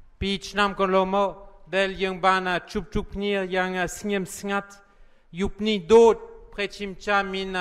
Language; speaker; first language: Khmer; non-native, fluent; French